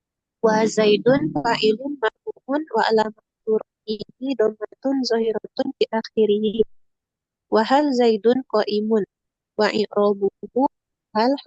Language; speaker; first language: Arabic; non-native, learner; Indonesian